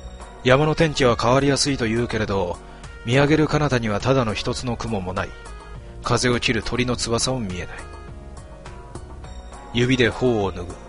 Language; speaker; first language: Japanese; native; Japanese